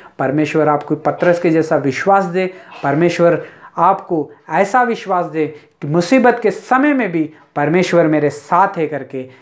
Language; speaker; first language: Hindi; non-native, local second language; Telugu